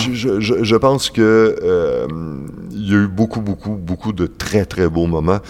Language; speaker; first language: French; native; French